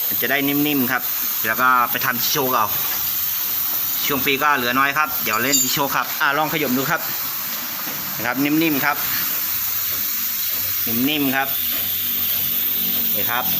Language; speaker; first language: Thai; native; Thai